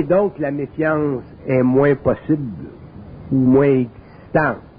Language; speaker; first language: French; native; French